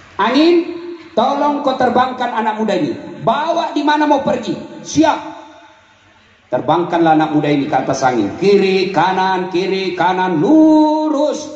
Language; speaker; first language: Indonesian; non-native, local second language; Buginese